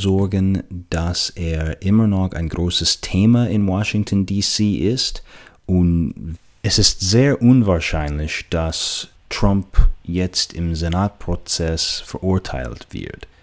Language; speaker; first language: German; non-native, fluent; English